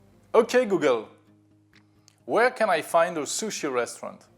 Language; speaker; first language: English; non-native, fluent; French